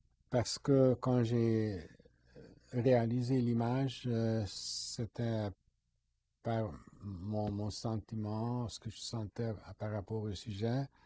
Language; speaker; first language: French; non-native, fluent; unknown